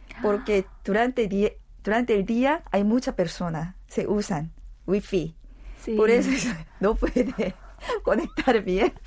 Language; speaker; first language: Spanish; non-native, learner; Korean